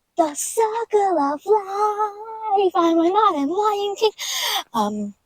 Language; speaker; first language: English; native; English